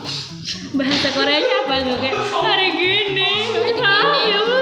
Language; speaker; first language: Malay; native; Malay